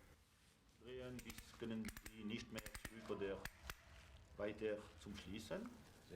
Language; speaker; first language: German; non-native, local second language; French